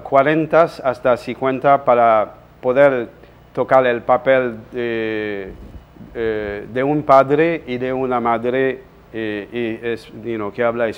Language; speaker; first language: Spanish; non-native, fluent; Haitian Creole